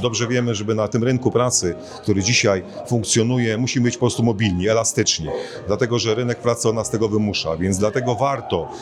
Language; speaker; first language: Polish; native; Polish